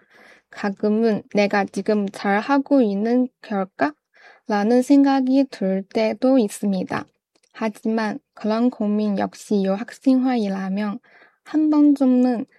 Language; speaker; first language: Korean; non-native, learner; Chinese